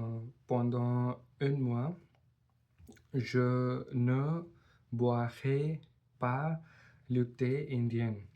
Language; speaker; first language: French; non-native, learner; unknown